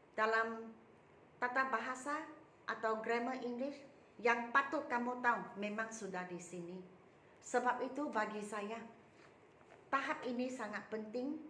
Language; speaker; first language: Malay; non-native, local second language; Chinese